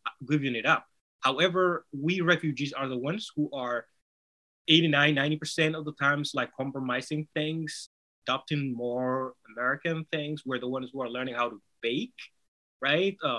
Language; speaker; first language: English; non-native, fluent; Somali